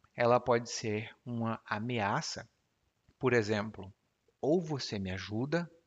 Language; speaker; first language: Portuguese; native; Portuguese